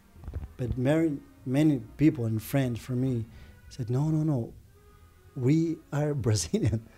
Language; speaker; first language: English; non-native, learner; Portuguese